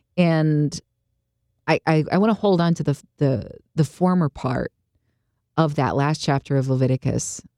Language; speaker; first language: English; native; English